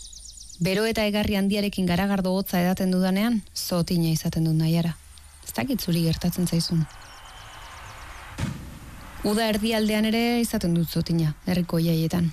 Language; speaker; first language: Basque; native; Basque